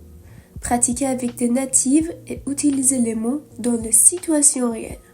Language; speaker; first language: French; non-native, fluent; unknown